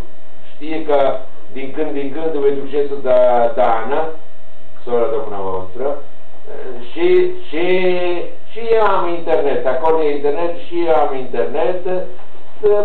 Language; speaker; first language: Romanian; non-native, learner; Italian